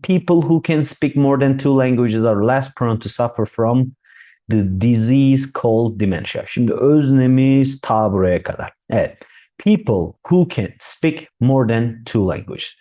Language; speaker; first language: English; non-native, fluent; Turkish